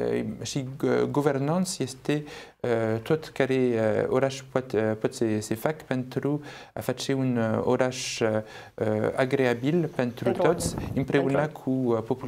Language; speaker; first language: Romanian; non-native, fluent; French